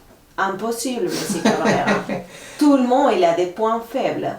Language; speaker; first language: French; non-native, fluent; Spanish